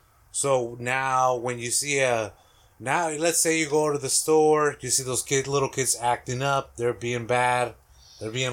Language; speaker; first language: English; non-native, fluent; Spanish